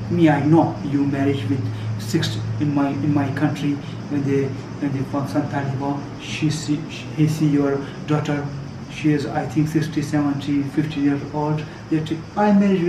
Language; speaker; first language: English; non-native, learner; Persian